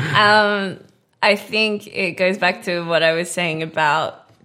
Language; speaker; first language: English; native; English